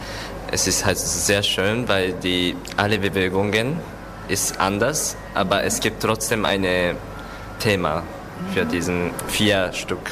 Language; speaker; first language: German; non-native, learner; Japanese